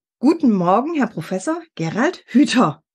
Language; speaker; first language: German; native; German